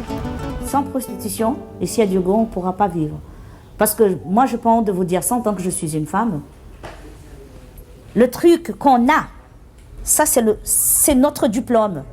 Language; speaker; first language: French; non-native, local second language; Malagasy